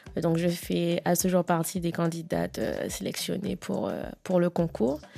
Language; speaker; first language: French; native; French